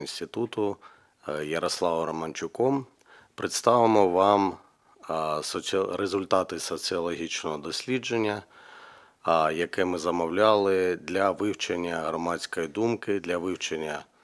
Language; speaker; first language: Ukrainian; native; Ukrainian